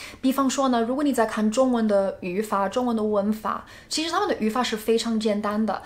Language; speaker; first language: Chinese; non-native, fluent; English